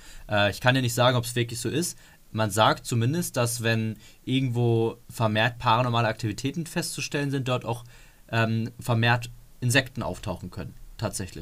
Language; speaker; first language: German; native; German